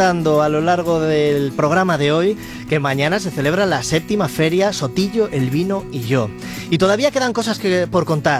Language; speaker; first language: Spanish; native; Spanish